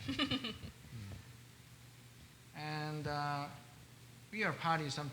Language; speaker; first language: English; non-native, learner; Korean